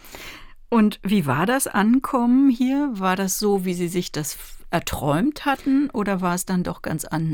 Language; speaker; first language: German; native; German